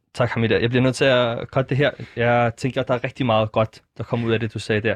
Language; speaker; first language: Danish; early bilingual, other home language; Arabic